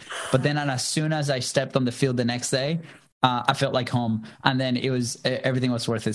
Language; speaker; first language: English; non-native, fluent; Spanish